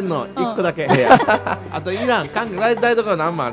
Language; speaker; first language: Japanese; native; Japanese